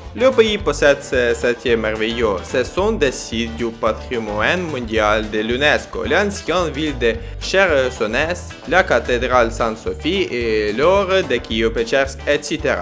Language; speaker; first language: French; non-native, learner; Ukrainian